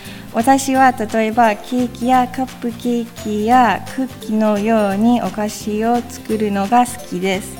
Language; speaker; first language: Japanese; non-native, learner; English